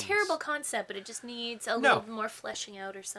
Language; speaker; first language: English; native; English